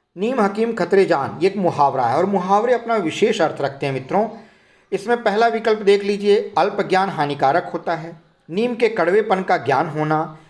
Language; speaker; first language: Hindi; native; Hindi